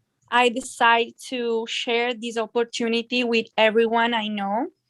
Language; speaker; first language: English; non-native, fluent; Italian